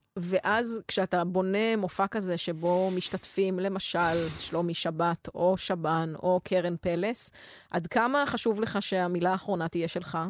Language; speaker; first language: Hebrew; native; Hebrew